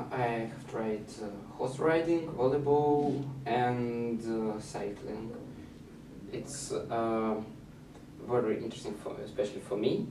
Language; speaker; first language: English; non-native, learner; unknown